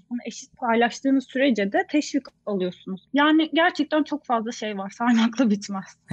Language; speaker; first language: Turkish; native; Turkish